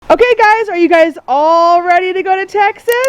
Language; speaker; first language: English; native; English